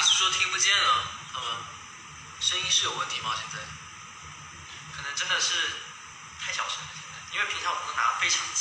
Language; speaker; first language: Chinese; native; Chinese